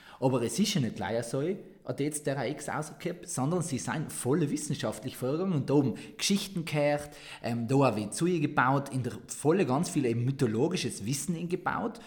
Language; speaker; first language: German; native; German